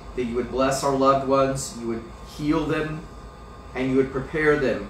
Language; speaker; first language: English; native; English